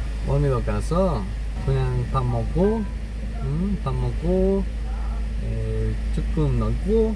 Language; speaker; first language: Korean; non-native, learner; Spanish